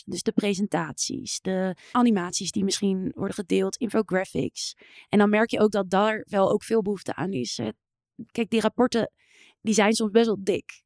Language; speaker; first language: Dutch; native; Dutch